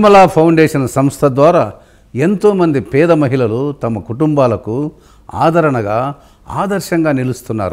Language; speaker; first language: Telugu; native; Telugu